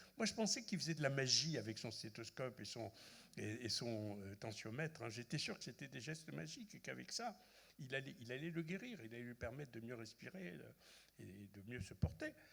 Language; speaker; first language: French; non-native, local second language; Arabic